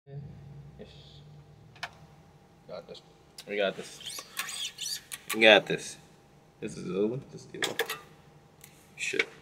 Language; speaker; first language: English; native; English